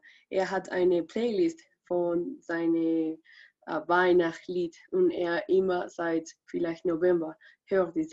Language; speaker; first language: German; non-native, learner; Spanish